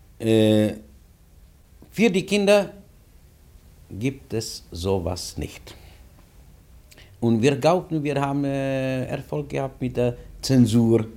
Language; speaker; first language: German; non-native, fluent; Czech